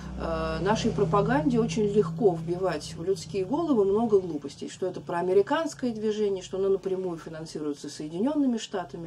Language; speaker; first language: Russian; native; Russian